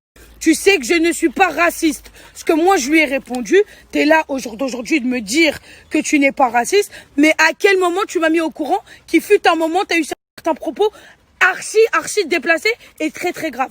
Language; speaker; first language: French; native; French